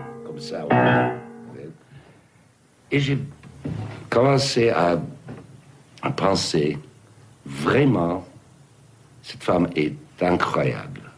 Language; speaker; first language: French; non-native, fluent; English